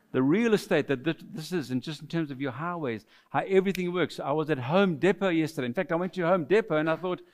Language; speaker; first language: English; non-native, fluent; French